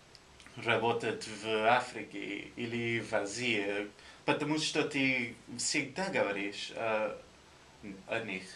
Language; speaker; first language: Russian; non-native, learner; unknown